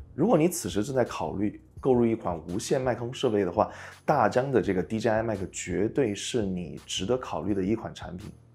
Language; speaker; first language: Chinese; native; Chinese